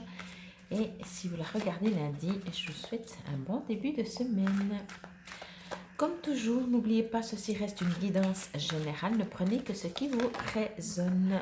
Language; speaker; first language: French; native; French